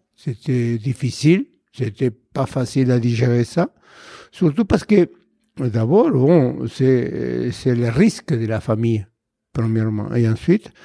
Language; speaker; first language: French; non-native, fluent; Spanish